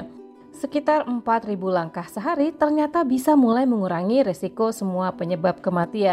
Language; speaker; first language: Indonesian; native; Indonesian